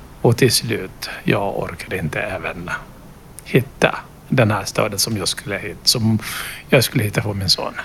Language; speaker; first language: Swedish; non-native, fluent; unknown